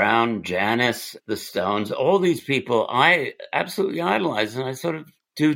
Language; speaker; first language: English; native; English